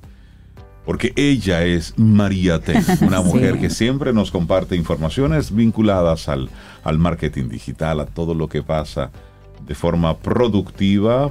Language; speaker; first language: Spanish; native; Spanish